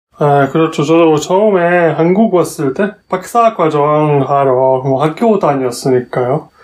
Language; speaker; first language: Korean; non-native, fluent; Hungarian